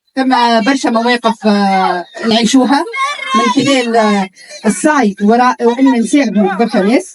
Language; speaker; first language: Arabic; native; Arabic